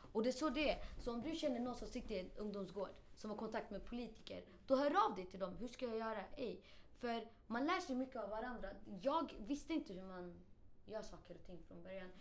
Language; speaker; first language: Swedish; early bilingual, other home language; Arabic